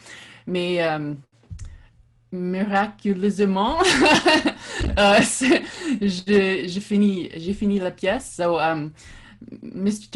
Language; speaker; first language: French; non-native, learner; English